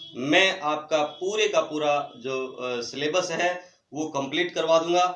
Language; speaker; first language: Hindi; native; Hindi